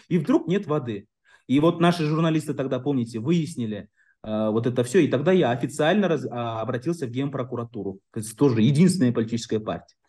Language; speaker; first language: Russian; non-native, local second language; Kyrgyz